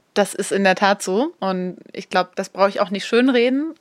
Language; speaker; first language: German; native; German